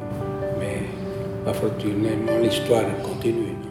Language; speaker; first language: French; non-native, fluent; Spanish